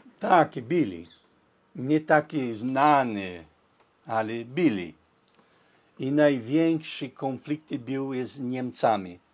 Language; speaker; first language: Polish; early bilingual, heritage; Portuguese